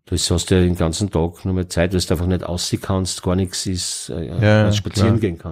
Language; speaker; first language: German; native; German